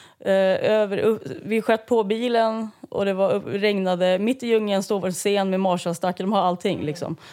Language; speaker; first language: Swedish; native; Swedish